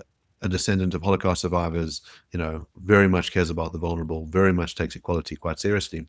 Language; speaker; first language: English; native; English